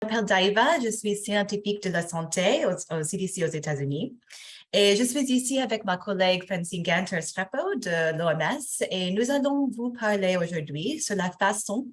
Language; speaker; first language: French; non-native, fluent; English